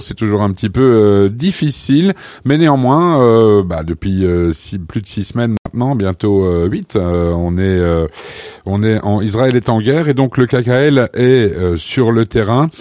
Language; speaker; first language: French; native; French